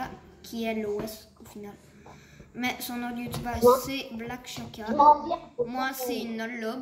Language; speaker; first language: French; native; French